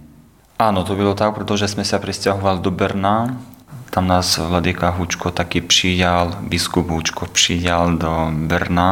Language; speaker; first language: Czech; non-native, learner; Ukrainian